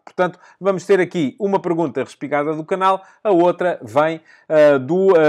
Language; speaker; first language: Portuguese; native; Portuguese